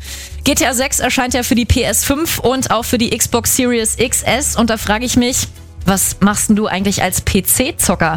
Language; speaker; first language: German; native; German